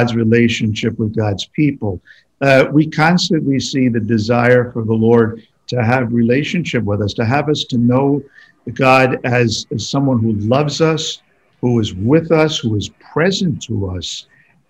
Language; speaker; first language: English; native; English